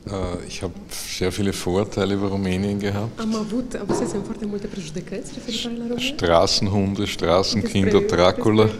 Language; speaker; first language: German; non-native, fluent; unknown